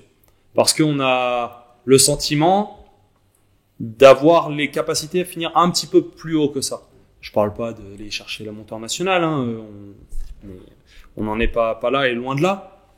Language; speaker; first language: French; native; French